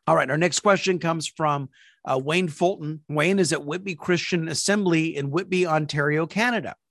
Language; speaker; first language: English; native; English